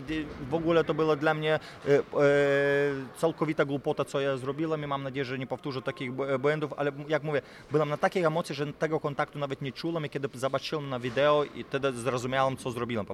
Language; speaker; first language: Polish; non-native, fluent; Lithuanian